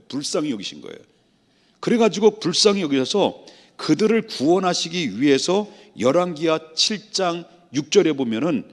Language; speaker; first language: Korean; native; Korean